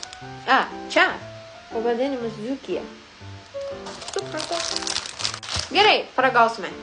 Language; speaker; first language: Lithuanian; non-native, learner; Japanese